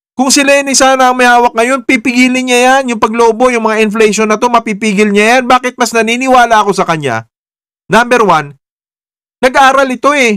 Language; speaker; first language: Filipino; native; Filipino